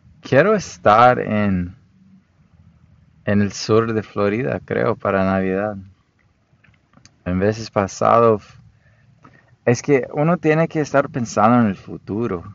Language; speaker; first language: Spanish; non-native, fluent; English